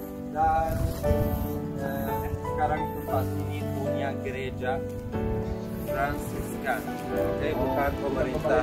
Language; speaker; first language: Indonesian; non-native, fluent; Arabic